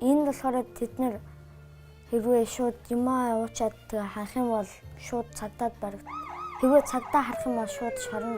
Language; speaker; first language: Mongolian; early bilingual, heritage; Mongolian